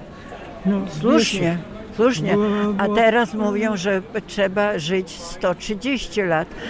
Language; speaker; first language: Polish; non-native, local second language; Ukrainian